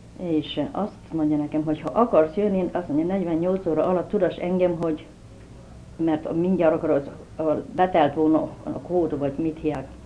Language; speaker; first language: Hungarian; native; Hungarian